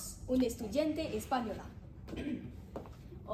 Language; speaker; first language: Spanish; non-native, learner; French